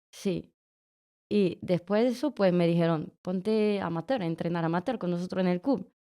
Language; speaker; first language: Spanish; non-native, fluent; French